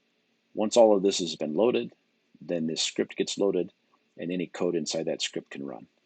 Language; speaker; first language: English; native; English